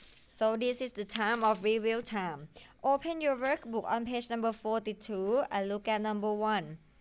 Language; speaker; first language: English; non-native, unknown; Thai